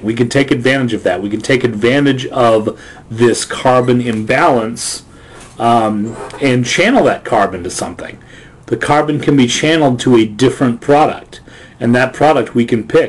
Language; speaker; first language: English; native; English